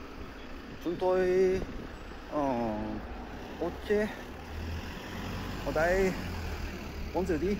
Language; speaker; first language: Vietnamese; non-native, learner; Japanese